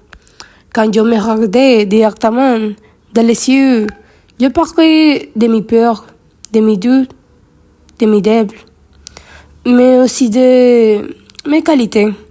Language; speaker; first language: French; non-native, learner; Spanish